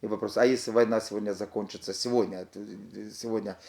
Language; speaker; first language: Russian; non-native, local second language; Ukrainian